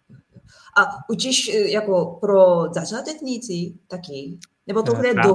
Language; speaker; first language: Czech; non-native, learner; Japanese